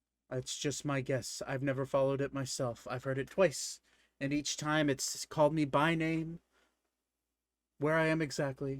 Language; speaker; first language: English; native; English